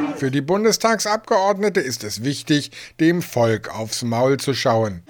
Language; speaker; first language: German; native; German